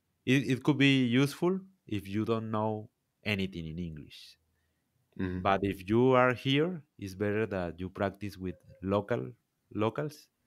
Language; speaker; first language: English; non-native, learner; Spanish